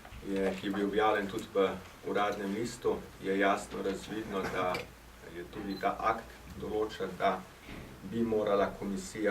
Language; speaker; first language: Slovenian; native; Slovenian